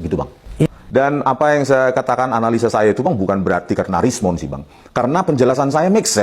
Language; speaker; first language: Indonesian; native; Indonesian